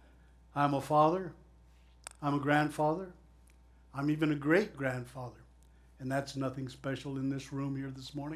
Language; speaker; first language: English; native; English